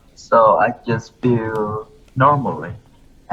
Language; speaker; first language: English; non-native, learner; Vietnamese